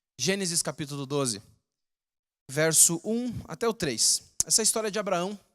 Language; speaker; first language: Portuguese; native; Portuguese